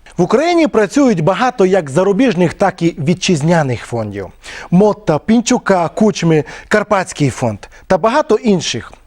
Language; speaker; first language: Ukrainian; non-native, local second language; Romany